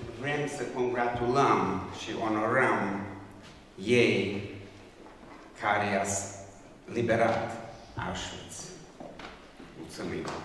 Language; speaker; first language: Romanian; non-native, local second language; Hungarian